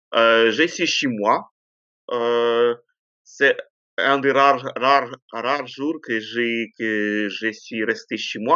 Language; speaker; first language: French; non-native, fluent; Ukrainian